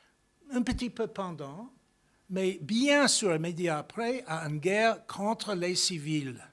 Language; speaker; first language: French; non-native, fluent; English